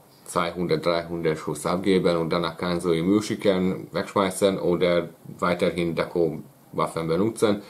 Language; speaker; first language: German; non-native, learner; Hungarian